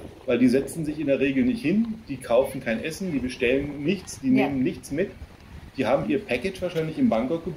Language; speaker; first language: German; native; German